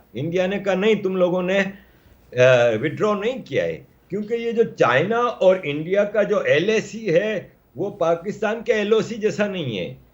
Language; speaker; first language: Urdu; native; Urdu